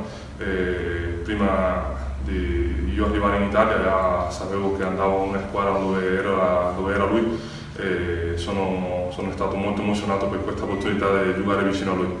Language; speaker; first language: Italian; non-native, fluent; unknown